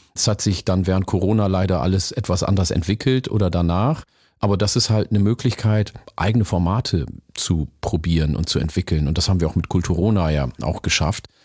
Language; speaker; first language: German; early bilingual, other home language; Oromo